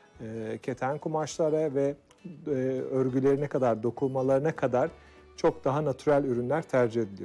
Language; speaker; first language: Turkish; native; Turkish